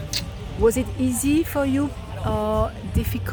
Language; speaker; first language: English; non-native, fluent; French